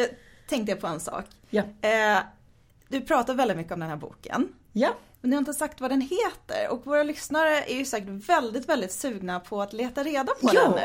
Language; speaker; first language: Swedish; native; Swedish